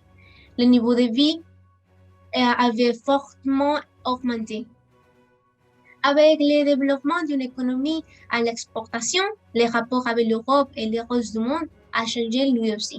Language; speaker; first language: French; non-native, learner; Spanish